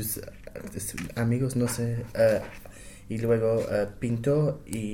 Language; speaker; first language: Spanish; non-native, learner; English